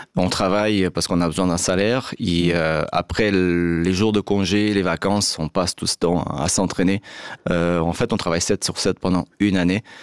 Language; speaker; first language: French; non-native, fluent; Portuguese